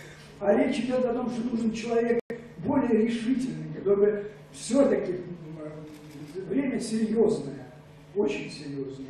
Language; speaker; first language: Russian; native; Russian